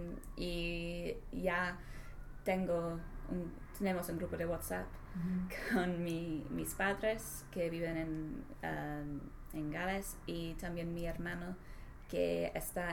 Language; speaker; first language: Spanish; non-native, learner; English